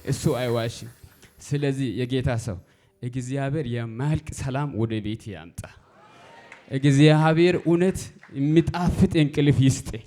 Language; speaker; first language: Amharic; native; Amharic